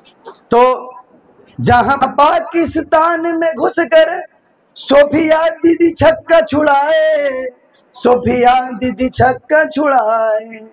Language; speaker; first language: Hindi; native; Hindi